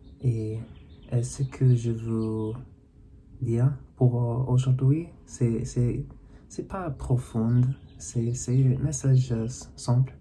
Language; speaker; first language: French; non-native, learner; English